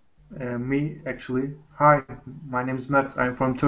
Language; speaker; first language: English; non-native, learner; Turkish